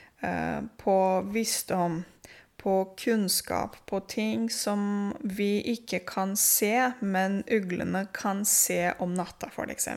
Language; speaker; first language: Norwegian; non-native, fluent; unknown